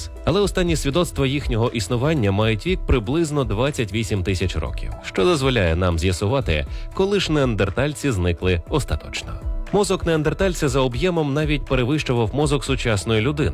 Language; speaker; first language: Ukrainian; native; Ukrainian